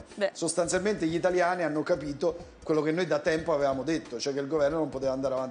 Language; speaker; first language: Italian; native; Italian